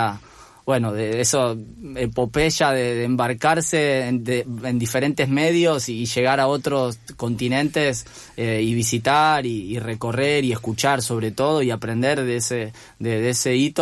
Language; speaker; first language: Spanish; native; Spanish